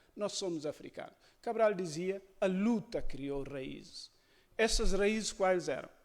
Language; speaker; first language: Portuguese; non-native, local second language; Upper Guinea Crioulo